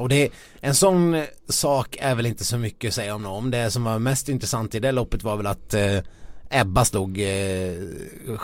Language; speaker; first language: Swedish; native; Swedish